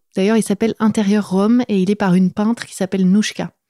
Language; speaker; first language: French; native; French